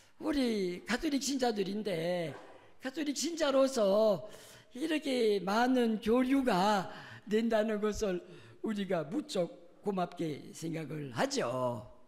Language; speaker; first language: Korean; non-native, fluent; French